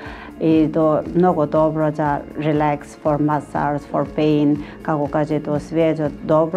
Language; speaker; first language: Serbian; non-native, learner; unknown